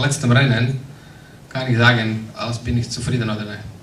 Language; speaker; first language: German; non-native, learner; Slovak